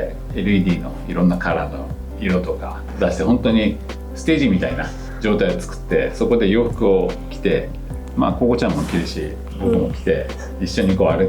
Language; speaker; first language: Japanese; native; Japanese